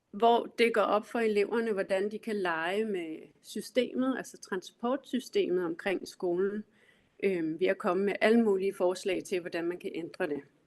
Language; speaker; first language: Danish; native; Danish